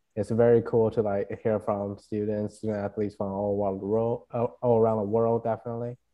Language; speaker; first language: English; non-native, fluent; Chinese